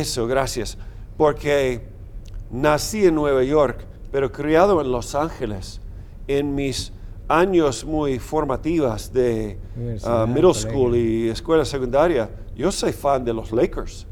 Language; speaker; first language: Spanish; non-native, fluent; English